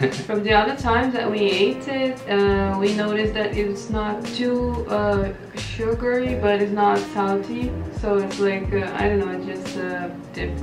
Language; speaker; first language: English; non-native, fluent; Portuguese